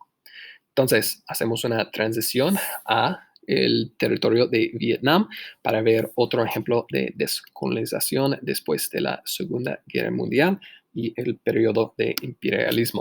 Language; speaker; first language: Spanish; non-native, fluent; English